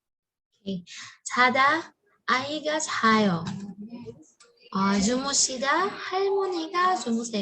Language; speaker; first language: Korean; non-native, learner; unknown